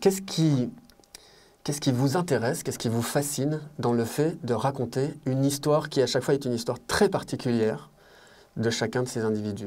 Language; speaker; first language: French; native; French